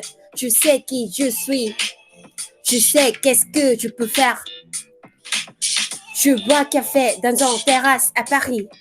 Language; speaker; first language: French; non-native, learner; Korean